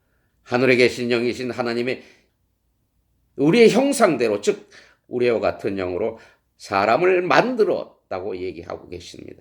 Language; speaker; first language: Korean; native; Korean